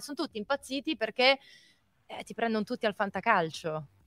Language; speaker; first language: Italian; native; Italian